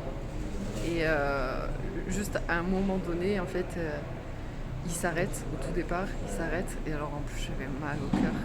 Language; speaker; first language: French; native; French